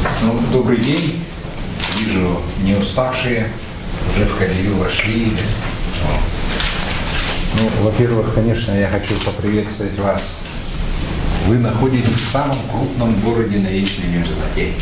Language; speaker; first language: Russian; native; Russian